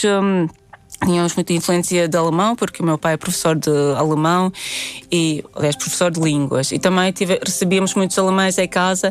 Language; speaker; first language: Portuguese; non-native, fluent; Latvian